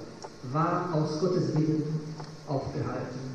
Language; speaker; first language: German; non-native, fluent; Polish